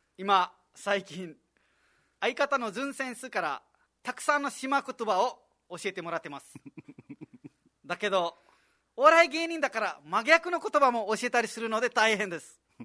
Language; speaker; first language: Japanese; non-native, fluent; Nepali